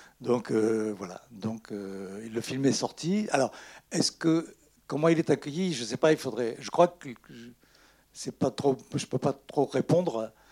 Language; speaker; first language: French; native; French